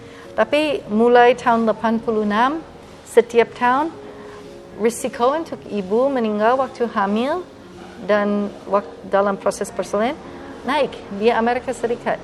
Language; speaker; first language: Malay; non-native, fluent; English